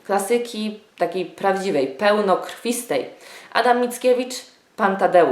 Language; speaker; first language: Polish; native; Polish